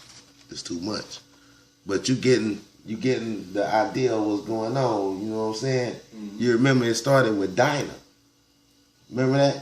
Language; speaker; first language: English; native; English